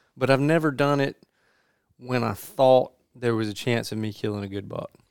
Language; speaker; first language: English; native; English